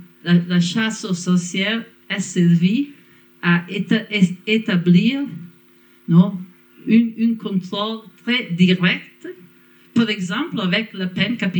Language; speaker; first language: French; non-native, fluent; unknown